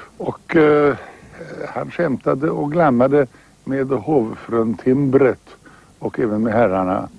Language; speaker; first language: Swedish; native; Swedish